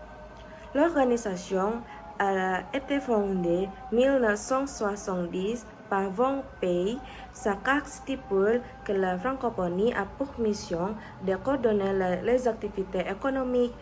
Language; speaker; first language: French; non-native, learner; Indonesian